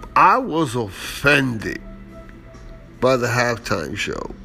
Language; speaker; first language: English; early bilingual, other home language; Spanish